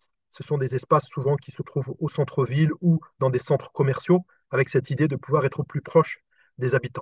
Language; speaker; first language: French; native; French